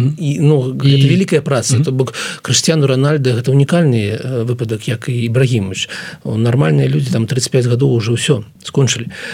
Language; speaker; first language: Belarusian; non-native, local second language; Russian